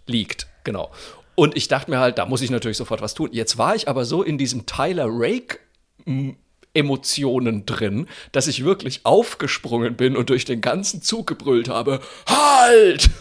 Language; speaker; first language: German; native; German